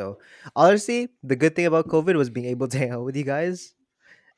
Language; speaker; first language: English; non-native, local second language; Filipino